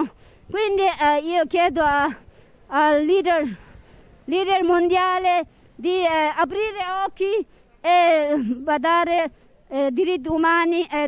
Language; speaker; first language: Italian; non-native, fluent; Tibetan